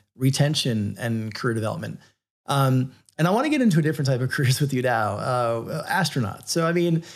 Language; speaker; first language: English; native; English